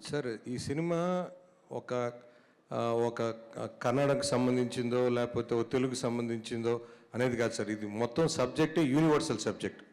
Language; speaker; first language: Telugu; native; Telugu